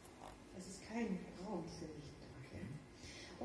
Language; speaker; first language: German; non-native, learner; Danish